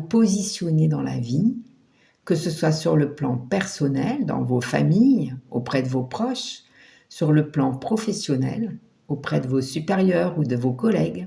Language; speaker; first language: French; native; French